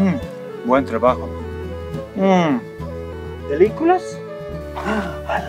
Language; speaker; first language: Spanish; non-native, learner; Serbian